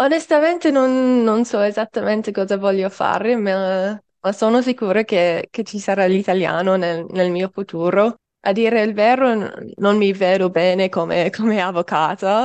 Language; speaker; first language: Italian; non-native, fluent; English